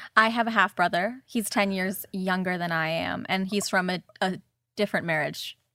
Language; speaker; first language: English; early bilingual, other home language; Czech